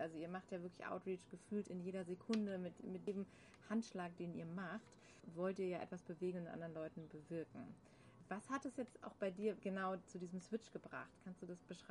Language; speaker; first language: German; native; German